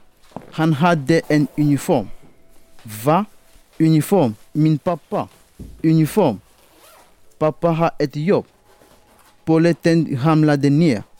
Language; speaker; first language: Swedish; non-native, fluent; French